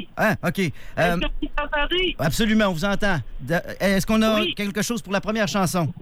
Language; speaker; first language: French; native; French